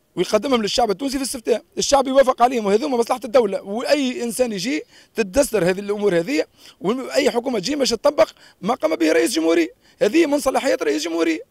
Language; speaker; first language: Arabic; native; Arabic